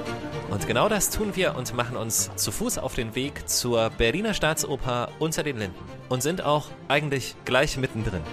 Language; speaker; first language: German; native; German